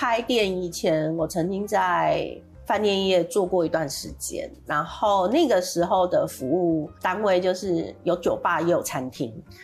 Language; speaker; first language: Chinese; non-native, local second language; Min Nan Chinese